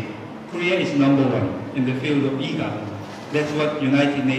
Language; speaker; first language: English; non-native, fluent; Korean